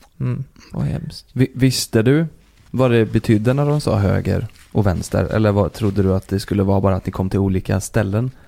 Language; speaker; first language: Swedish; native; Swedish